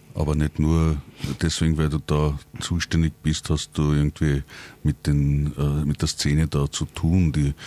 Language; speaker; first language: German; native; German